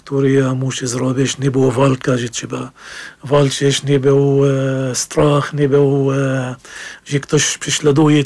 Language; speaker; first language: Polish; non-native, learner; Arabic